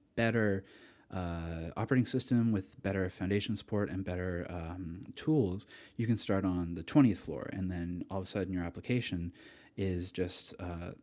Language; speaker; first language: English; native; English